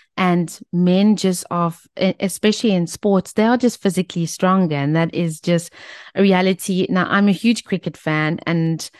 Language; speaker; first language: English; native; English